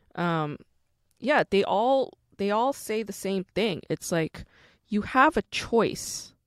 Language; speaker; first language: English; non-native, fluent; Korean